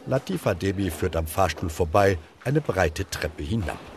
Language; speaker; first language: German; native; German